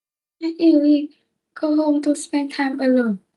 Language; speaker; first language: English; non-native, learner; Vietnamese